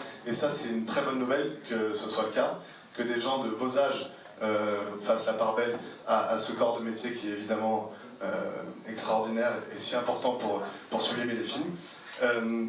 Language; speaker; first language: French; native; French